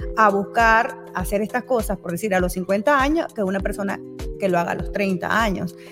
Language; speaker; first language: Spanish; native; Spanish